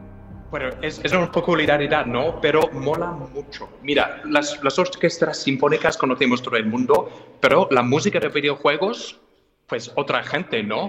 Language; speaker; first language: Spanish; non-native, fluent; English